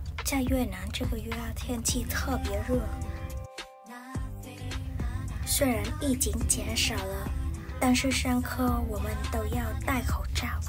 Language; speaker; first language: Chinese; non-native, learner; Vietnamese